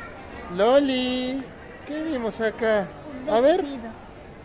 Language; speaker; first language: Spanish; native; Spanish